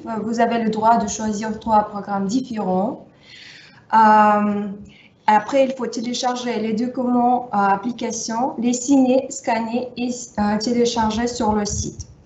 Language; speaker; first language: French; non-native, fluent; Russian